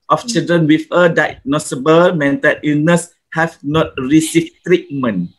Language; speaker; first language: English; non-native, local second language; Malay